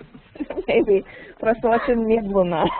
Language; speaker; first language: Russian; non-native, learner; English